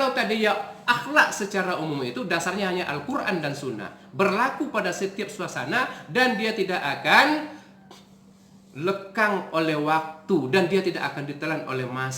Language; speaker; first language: Indonesian; native; Indonesian